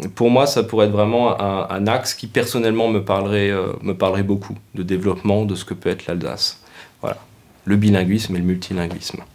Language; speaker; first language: French; native; French